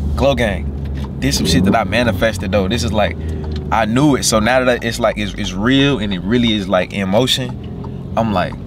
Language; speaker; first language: English; native; English